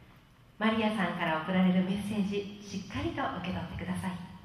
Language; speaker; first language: Japanese; native; Japanese